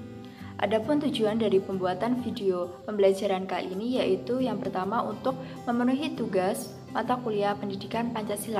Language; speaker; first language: Indonesian; native; Indonesian